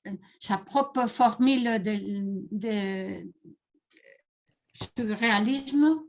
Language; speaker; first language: French; non-native, learner; Spanish